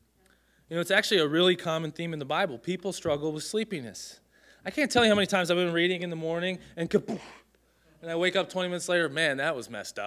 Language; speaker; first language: English; native; English